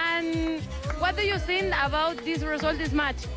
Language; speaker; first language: English; non-native, learner; Spanish